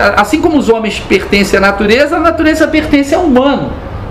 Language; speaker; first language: Portuguese; native; Portuguese